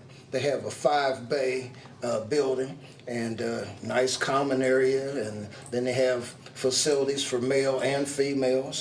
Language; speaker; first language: English; native; English